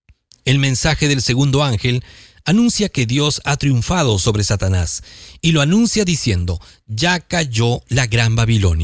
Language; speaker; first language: Spanish; native; Spanish